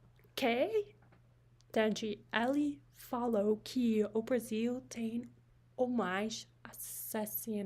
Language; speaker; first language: Portuguese; non-native, learner; English